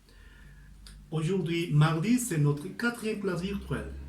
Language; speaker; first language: French; non-native, fluent; Spanish